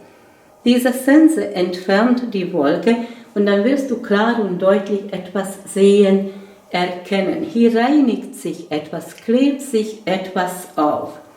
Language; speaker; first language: German; non-native, fluent; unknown